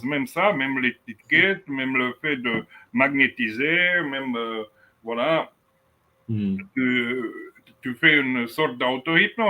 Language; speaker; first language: French; non-native, fluent; Romanian